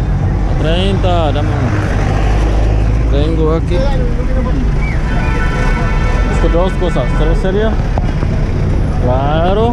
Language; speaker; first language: Spanish; non-native, learner; Czech